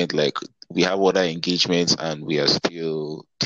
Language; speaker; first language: English; non-native, local second language; Igbo